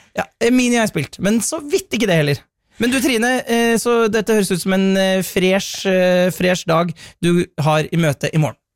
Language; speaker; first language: Norwegian; native; Norwegian